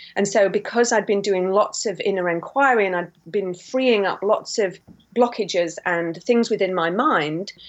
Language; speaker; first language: English; native; English